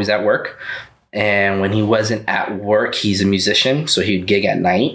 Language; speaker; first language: English; early bilingual, other home language; Spanish